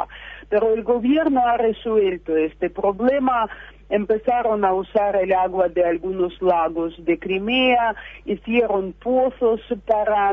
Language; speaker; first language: Spanish; non-native, fluent; Russian